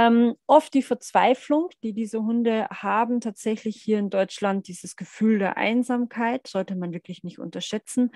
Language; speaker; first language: German; native; German